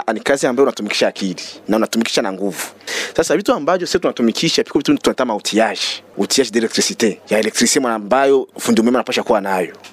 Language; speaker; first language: Swahili; non-native, local second language; Rundi